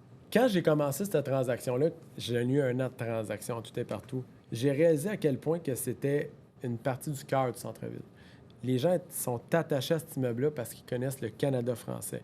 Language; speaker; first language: French; native; French